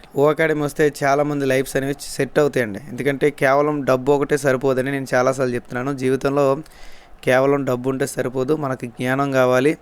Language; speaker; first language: Telugu; native; Telugu